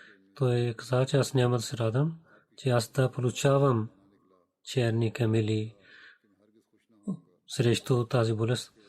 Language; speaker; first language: Bulgarian; non-native, learner; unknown